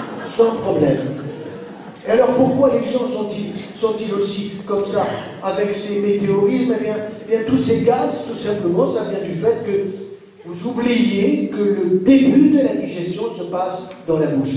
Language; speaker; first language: French; native; French